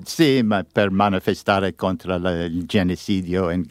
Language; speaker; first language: Italian; non-native, learner; English